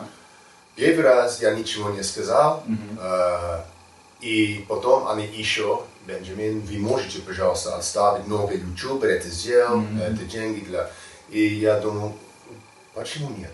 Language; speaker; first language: Russian; non-native, learner; English